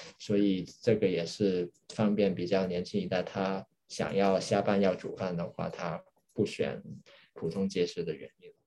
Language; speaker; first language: Chinese; non-native, local second language; Cantonese